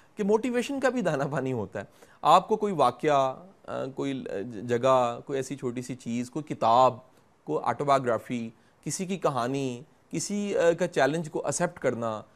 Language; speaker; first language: Urdu; non-native, local second language; Punjabi